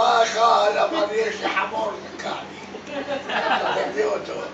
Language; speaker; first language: Hebrew; non-native, learner; Arabic